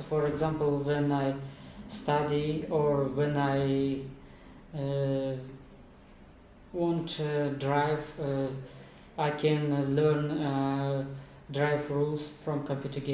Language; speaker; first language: English; non-native, learner; Kazakh